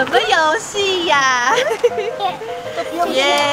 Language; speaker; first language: Chinese; native; Chinese